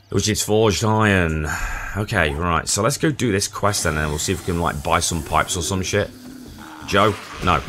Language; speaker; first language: English; native; English